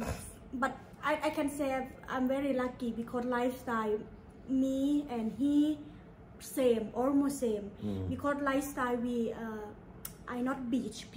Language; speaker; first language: English; non-native, learner; Thai